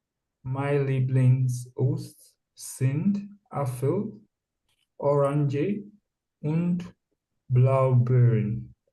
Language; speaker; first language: German; non-native, learner; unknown